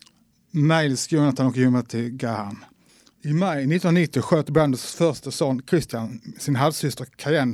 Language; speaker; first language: Swedish; native; Swedish